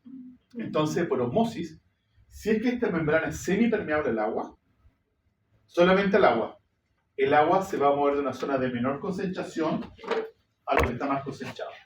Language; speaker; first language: Spanish; native; Spanish